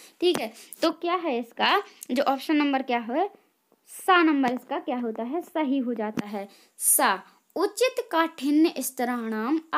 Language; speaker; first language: Hindi; native; Hindi